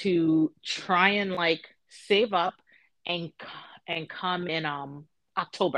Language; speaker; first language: English; native; English